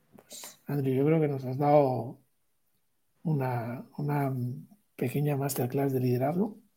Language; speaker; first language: Spanish; native; Spanish